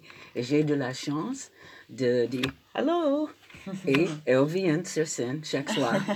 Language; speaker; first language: French; non-native, fluent; English